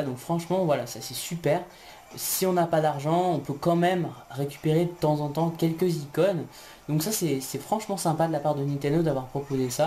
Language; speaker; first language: French; native; French